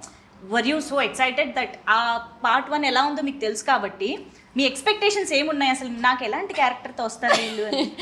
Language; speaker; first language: Telugu; native; Telugu